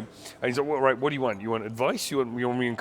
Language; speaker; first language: English; native; English